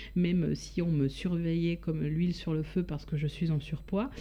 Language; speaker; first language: French; native; French